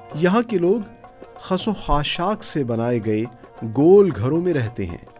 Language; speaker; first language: Urdu; native; Urdu